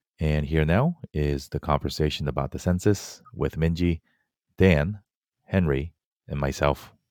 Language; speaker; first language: English; early bilingual, other home language; Korean